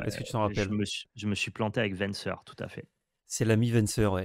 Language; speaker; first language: French; native; French